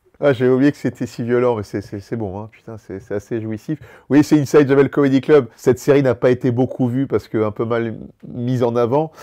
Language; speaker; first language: French; native; French